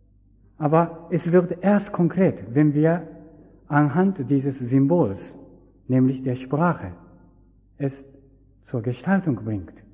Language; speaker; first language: German; non-native, fluent; Japanese